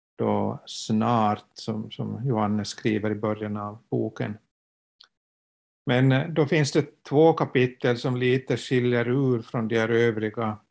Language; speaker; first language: Swedish; native; Swedish